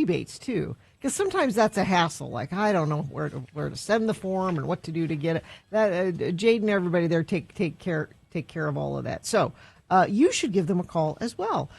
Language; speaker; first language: English; native; English